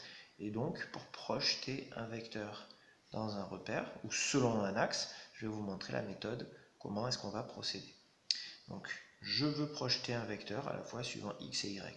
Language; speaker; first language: French; native; French